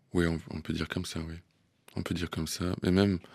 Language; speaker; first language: French; non-native, fluent; Russian